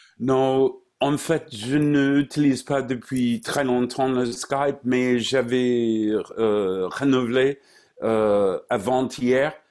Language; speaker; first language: French; non-native, fluent; English